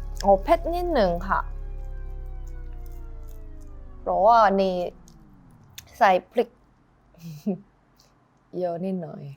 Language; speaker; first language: Thai; non-native, learner; Korean